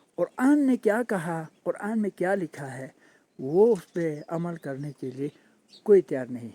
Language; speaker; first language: Urdu; non-native, local second language; Balti